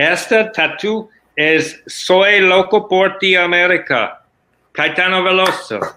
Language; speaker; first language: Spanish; non-native, learner; English